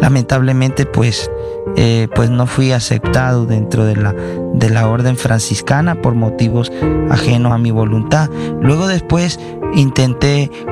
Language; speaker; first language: Spanish; native; Spanish